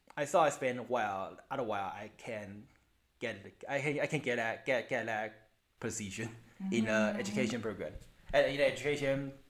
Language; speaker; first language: English; non-native, learner; Chinese